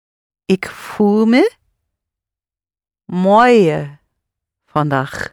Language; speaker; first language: Dutch; non-native, learner; English